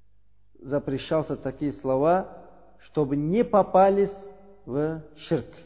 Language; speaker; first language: Russian; non-native, learner; Uzbek